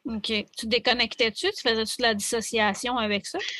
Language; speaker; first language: French; native; French